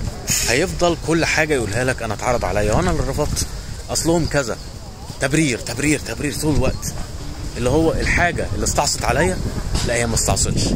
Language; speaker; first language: Arabic; native; Arabic